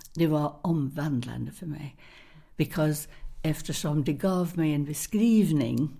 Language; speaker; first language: Swedish; non-native, fluent; English